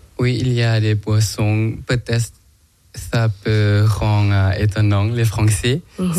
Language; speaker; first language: French; non-native, learner; Thai